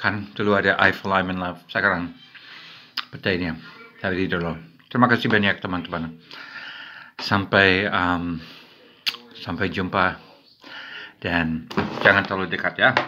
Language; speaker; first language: Indonesian; non-native, fluent; English